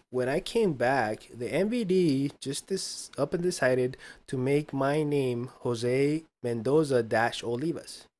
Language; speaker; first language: English; early bilingual, other home language; Spanish